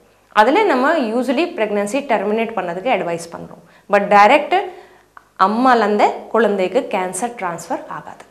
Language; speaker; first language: Tamil; non-native, fluent; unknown